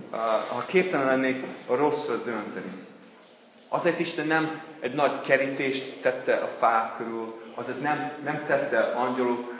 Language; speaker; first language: Hungarian; non-native, fluent; English